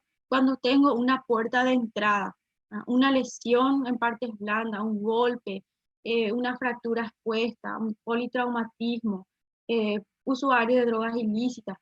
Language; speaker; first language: Spanish; native; Spanish